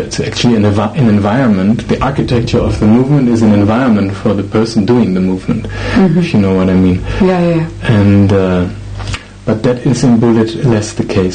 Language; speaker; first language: English; non-native, fluent; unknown